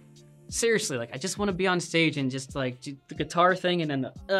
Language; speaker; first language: English; native; English